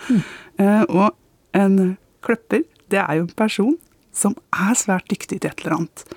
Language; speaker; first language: Norwegian; native; Norwegian